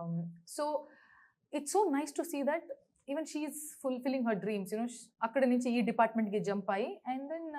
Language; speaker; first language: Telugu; non-native, learner; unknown